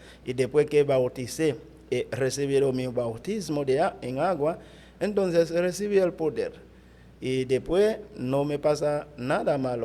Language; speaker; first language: Spanish; non-native, fluent; Haitian Creole